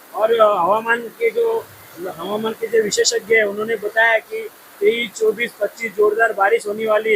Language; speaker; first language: Hindi; non-native, local second language; Marathi